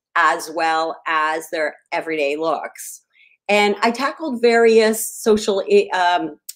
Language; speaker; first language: English; native; English